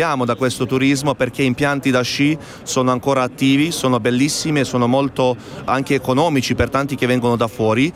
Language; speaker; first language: Italian; non-native, fluent; Bosnian